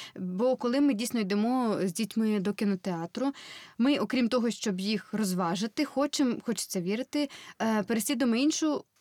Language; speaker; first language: Ukrainian; non-native, local second language; Russian